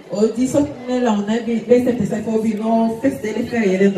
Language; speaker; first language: Norwegian; non-native, fluent; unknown